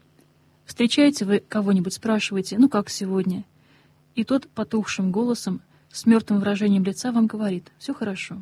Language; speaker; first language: Russian; native; Russian